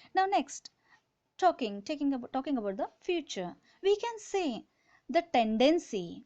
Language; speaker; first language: English; non-native, local second language; Kannada